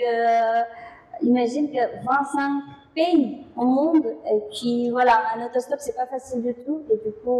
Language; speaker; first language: French; non-native, fluent; Indonesian